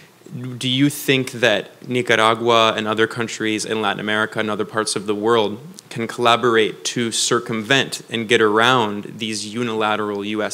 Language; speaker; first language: English; native; English